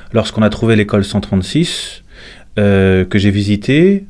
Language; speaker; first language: French; native; French